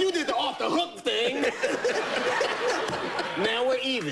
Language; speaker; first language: English; native; English